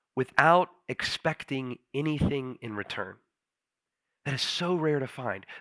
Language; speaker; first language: English; native; English